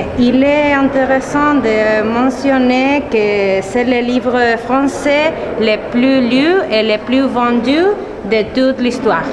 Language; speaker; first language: French; non-native, learner; Spanish